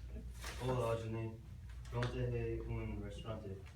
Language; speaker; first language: Spanish; non-native, learner; English